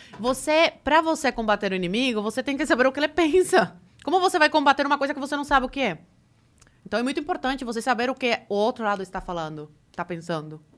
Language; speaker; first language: Portuguese; early bilingual, other home language; Spanish